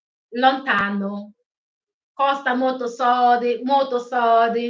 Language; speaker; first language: Italian; non-native, learner; Igbo